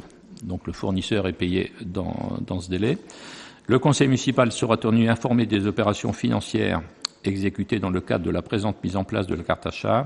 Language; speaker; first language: French; native; French